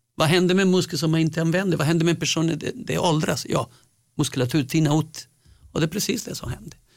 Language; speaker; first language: Swedish; non-native, fluent; Spanish